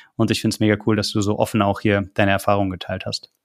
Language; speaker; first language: German; native; German